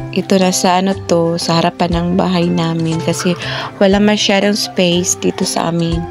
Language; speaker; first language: Filipino; non-native, local second language; Cebuano